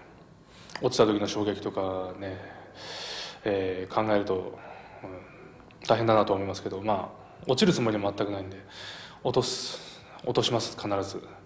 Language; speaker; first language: Japanese; native; Japanese